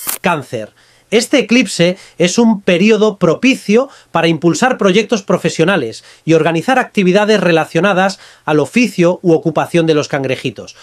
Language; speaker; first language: Spanish; native; Spanish